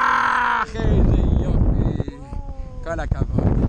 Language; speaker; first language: Hebrew; native; Hebrew